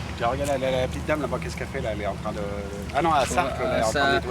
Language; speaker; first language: French; native; French